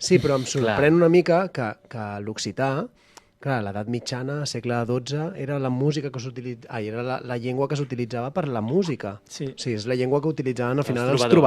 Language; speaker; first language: Catalan; native; Catalan